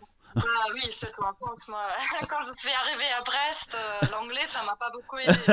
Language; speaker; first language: French; non-native, fluent; German